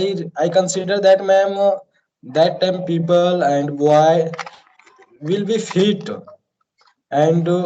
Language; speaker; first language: English; non-native, learner; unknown